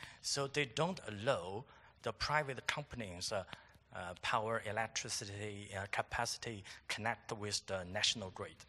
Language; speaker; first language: English; non-native, fluent; Chinese